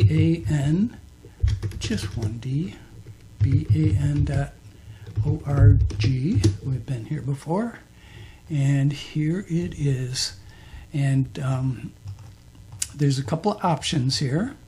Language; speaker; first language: English; native; English